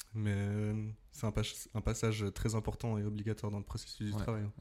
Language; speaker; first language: French; native; French